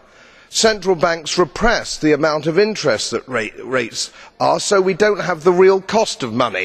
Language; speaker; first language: English; native; English